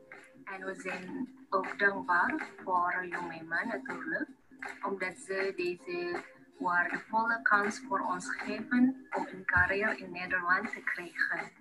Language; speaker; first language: Dutch; non-native, learner; Indonesian